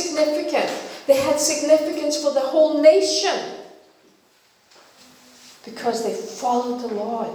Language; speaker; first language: English; non-native, fluent; Danish